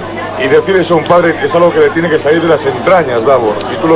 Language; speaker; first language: Spanish; native; Spanish